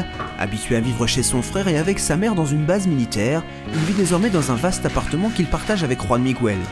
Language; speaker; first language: French; native; French